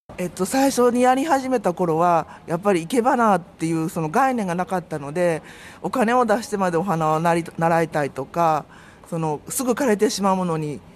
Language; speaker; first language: Japanese; native; Japanese